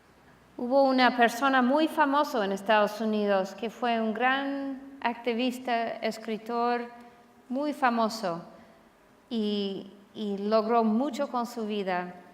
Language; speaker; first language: Spanish; non-native, fluent; English